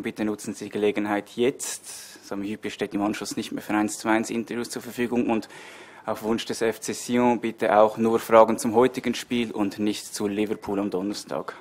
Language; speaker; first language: German; native; German